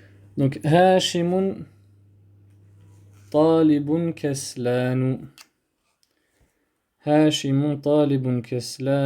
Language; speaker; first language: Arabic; non-native, fluent; French